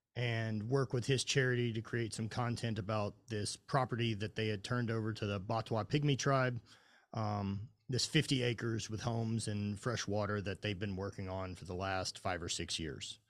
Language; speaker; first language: English; native; English